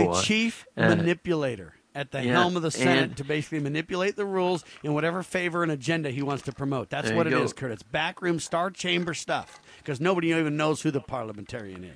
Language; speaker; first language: English; native; English